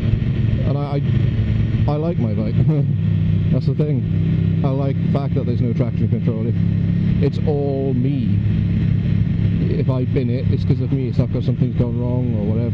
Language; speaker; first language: English; native; English